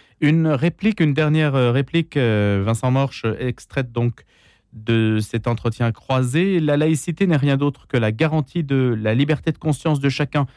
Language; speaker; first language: French; native; French